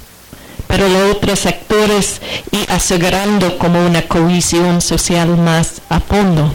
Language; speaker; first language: Spanish; non-native, fluent; English